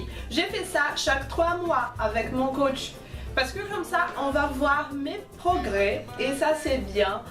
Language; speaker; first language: French; non-native, fluent; Portuguese